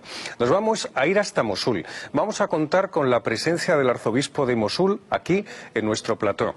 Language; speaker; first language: Spanish; native; Spanish